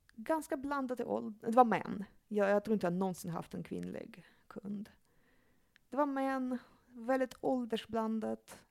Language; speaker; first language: Swedish; early bilingual, other home language; Russian